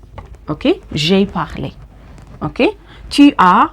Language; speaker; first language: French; non-native, fluent; Amharic